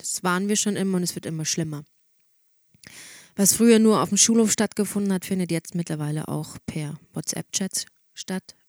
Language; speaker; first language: German; native; German